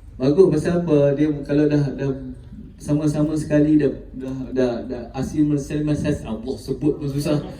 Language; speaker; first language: Malay; native; Malay